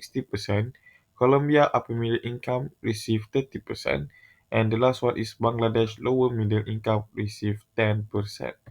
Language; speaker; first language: English; non-native, local second language; Malay